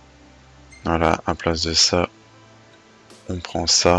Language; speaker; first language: French; native; French